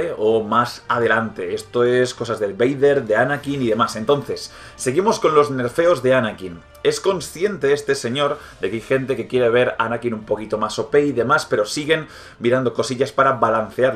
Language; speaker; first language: Spanish; native; Spanish